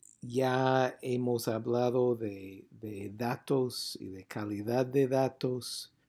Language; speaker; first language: Spanish; non-native, fluent; English